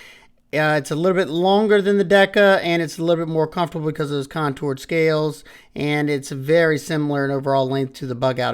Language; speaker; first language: English; native; English